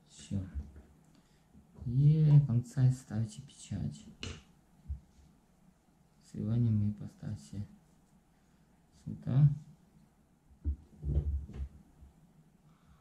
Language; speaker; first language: Russian; non-native, learner; Chinese